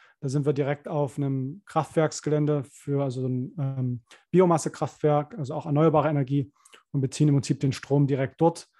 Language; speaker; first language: German; native; German